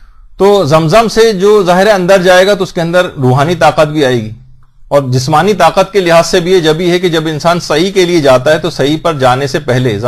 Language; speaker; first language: Urdu; native; Urdu